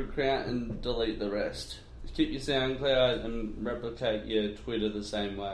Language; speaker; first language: English; native; English